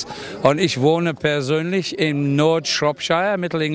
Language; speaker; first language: German; non-native, learner; English